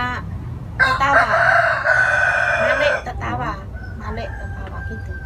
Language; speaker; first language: Indonesian; non-native, local second language; Javanese